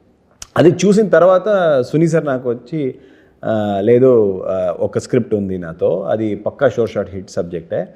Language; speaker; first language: Telugu; non-native, learner; Kannada